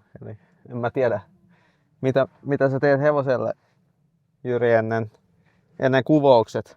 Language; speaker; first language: Finnish; non-native, fluent; Swedish